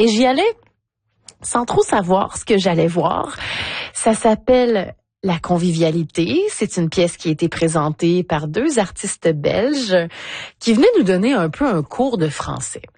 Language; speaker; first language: French; native; French